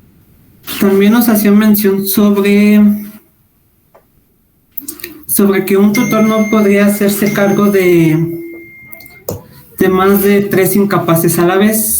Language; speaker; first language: Spanish; native; Spanish